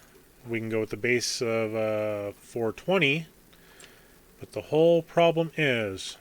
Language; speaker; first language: English; native; English